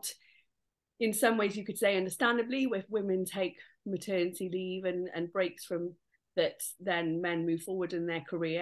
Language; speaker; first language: English; native; English